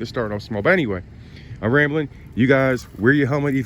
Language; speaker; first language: English; native; English